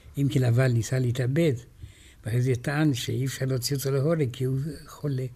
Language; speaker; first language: Hebrew; non-native, fluent; Romanian